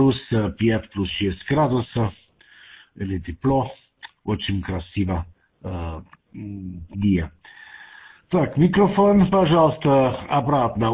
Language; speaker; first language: Russian; non-native, learner; German